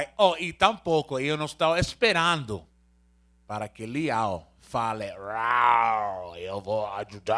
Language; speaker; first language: Portuguese; non-native, learner; Spanish